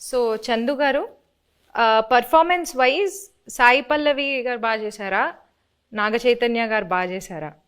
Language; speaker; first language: Telugu; native; Telugu